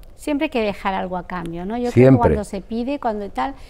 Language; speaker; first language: Spanish; native; Spanish